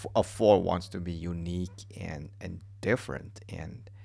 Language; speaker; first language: English; non-native, fluent; Indonesian